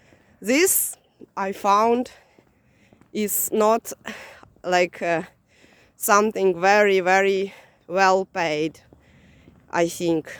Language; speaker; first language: English; non-native, fluent; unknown